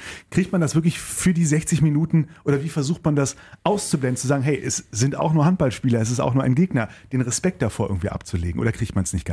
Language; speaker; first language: German; native; German